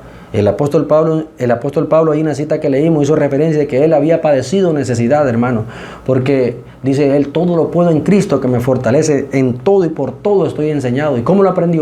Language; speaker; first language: Spanish; native; Spanish